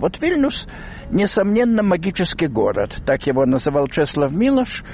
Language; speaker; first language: Russian; non-native, local second language; Lithuanian